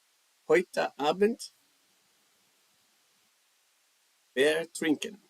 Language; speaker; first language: German; non-native, fluent; English